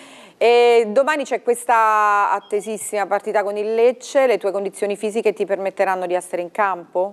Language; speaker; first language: Italian; native; Italian